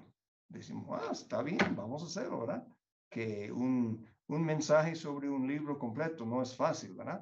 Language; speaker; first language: Spanish; non-native, fluent; English